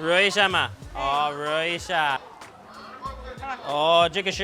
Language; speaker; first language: Chinese; non-native, fluent; English